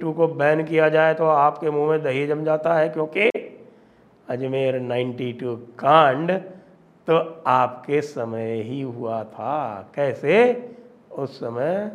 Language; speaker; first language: Hindi; native; Hindi